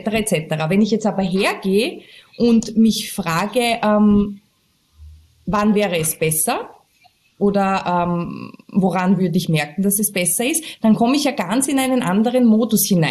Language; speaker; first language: German; native; German